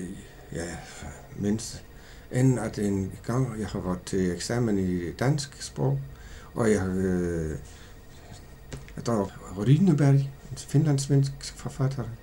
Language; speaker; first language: Swedish; non-native, learner; Danish